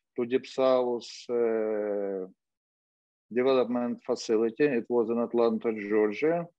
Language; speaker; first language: English; non-native, fluent; Russian